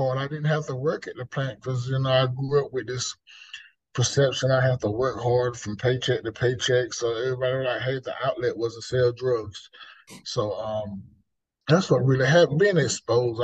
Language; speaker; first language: English; native; English